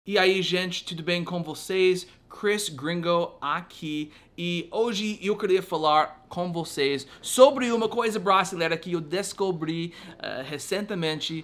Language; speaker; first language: Portuguese; non-native, fluent; English